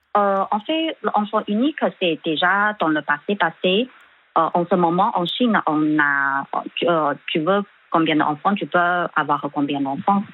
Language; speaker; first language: French; non-native, fluent; Chinese